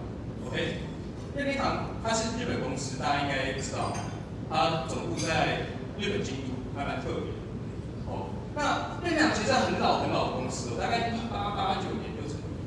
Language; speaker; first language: Chinese; native; Chinese